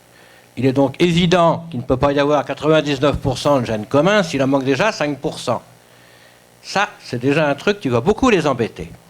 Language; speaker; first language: French; native; French